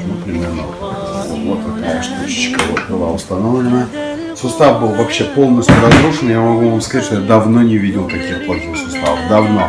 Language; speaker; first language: Russian; native; Russian